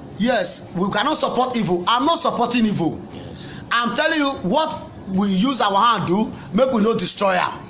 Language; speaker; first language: Nigerian Pidgin; native; Nigerian Pidgin